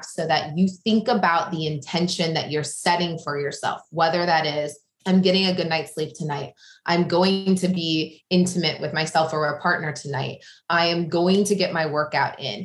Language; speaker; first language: English; native; English